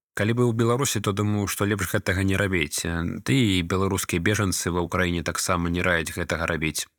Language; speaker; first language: Belarusian; non-native, fluent; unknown